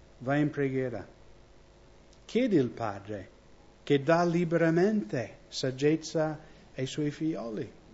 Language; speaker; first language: Italian; non-native, fluent; English